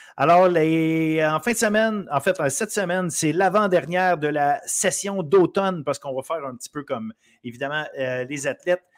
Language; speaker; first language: French; native; French